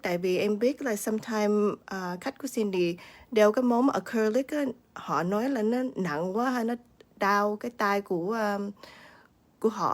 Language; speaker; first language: Vietnamese; early bilingual, heritage; Vietnamese